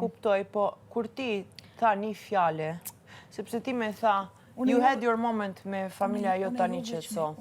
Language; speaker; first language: Albanian; early bilingual, heritage; Albanian